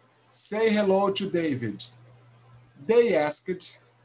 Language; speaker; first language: English; non-native, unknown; Portuguese